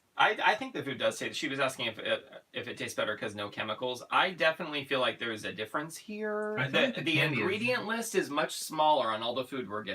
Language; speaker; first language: English; native; English